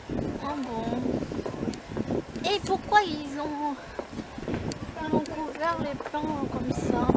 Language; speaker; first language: French; non-native, fluent; Vietnamese